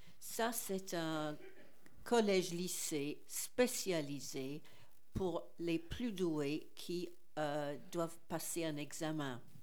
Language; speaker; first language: French; non-native, fluent; English